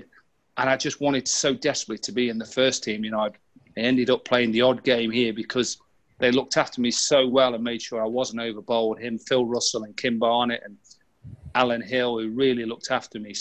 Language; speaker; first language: English; native; English